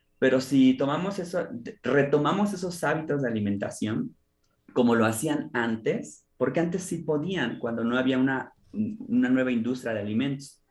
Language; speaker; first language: Spanish; native; Spanish